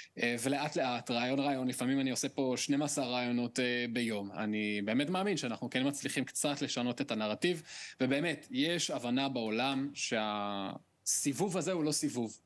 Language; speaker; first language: Hebrew; early bilingual, heritage; Hebrew